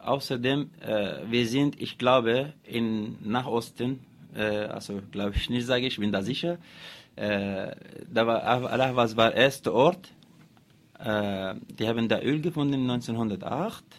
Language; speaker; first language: German; non-native, learner; Arabic